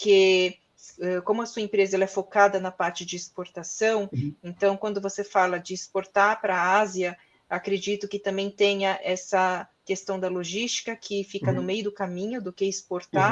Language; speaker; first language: Portuguese; native; Portuguese